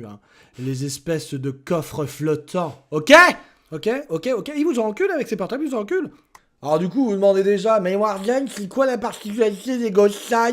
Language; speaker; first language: French; native; French